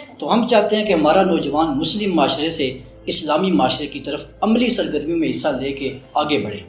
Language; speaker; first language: Urdu; non-native, local second language; Northern Hindko